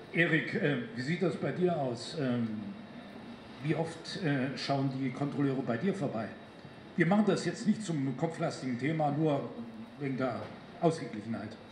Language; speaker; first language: German; native; German